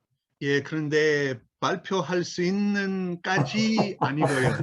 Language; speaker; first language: Korean; non-native, learner; English